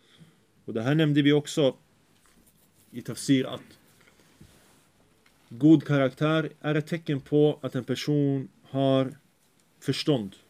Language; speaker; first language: Swedish; early bilingual, other home language; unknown